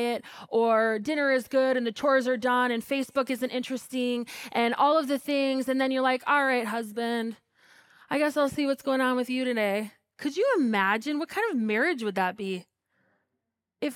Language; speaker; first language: English; native; English